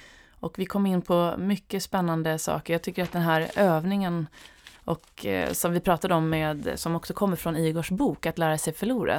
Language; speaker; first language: Swedish; native; Swedish